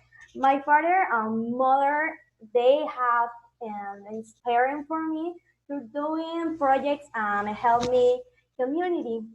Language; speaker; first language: English; non-native, learner; Spanish